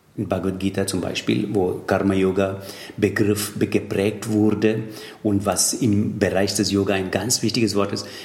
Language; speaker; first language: German; non-native, fluent; Tamil